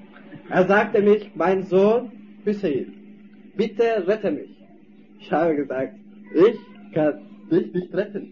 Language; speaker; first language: German; non-native, fluent; Turkish